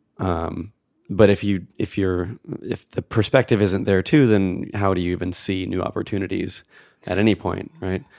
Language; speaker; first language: English; native; English